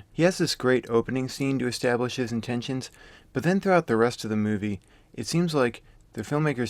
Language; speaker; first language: English; native; English